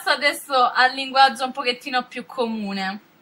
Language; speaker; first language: Italian; native; Italian